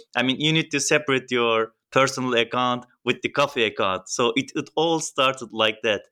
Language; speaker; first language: English; non-native, fluent; Turkish